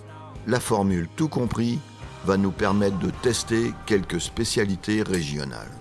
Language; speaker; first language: French; native; French